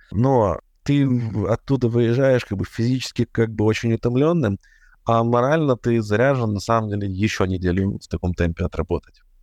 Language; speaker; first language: Russian; native; Russian